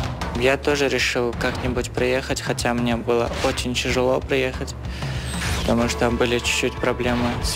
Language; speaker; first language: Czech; non-native, learner; Russian